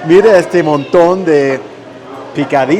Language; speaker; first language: Spanish; non-native, learner; English